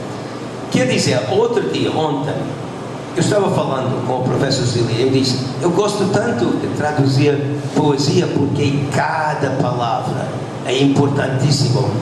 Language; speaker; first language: Portuguese; non-native, fluent; English